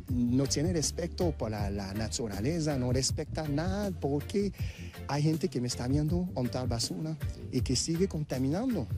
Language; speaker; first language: Spanish; non-native, fluent; French